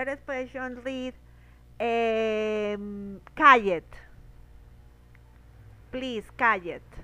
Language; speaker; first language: English; non-native, learner; Spanish